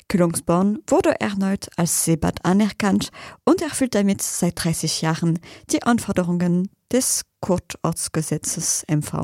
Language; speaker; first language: German; native; German